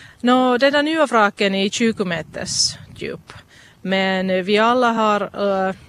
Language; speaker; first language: Swedish; non-native, local second language; Finnish